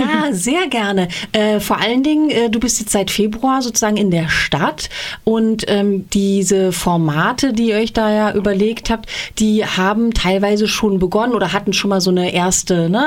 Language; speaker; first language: German; native; German